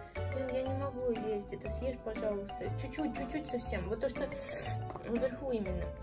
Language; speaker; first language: Russian; native; Russian